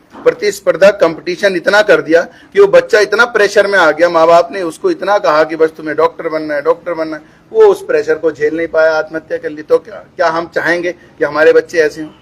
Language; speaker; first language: Hindi; native; Hindi